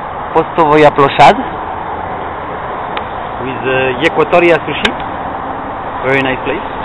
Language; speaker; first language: English; non-native, fluent; French